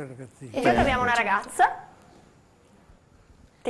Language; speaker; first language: Italian; native; Italian